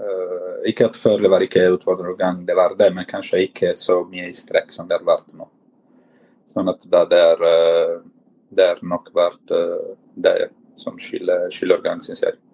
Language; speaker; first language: Norwegian; non-native, fluent; Italian